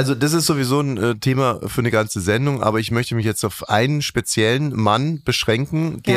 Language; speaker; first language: German; native; German